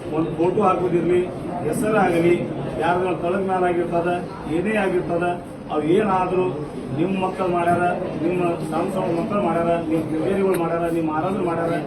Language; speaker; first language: Kannada; non-native, local second language; Lambadi